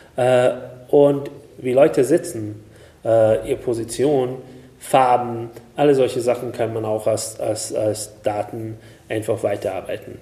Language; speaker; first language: German; non-native, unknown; Hungarian